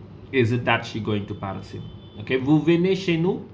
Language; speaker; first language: English; non-native, local second language; Tamil